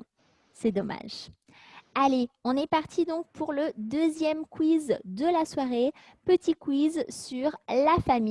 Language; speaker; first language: French; native; French